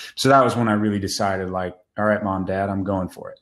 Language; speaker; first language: English; native; English